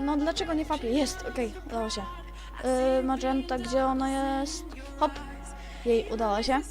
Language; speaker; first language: Polish; native; Polish